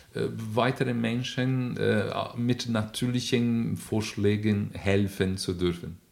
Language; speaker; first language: German; non-native, fluent; Portuguese